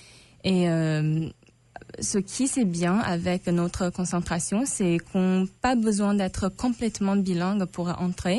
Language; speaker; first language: French; non-native, local second language; English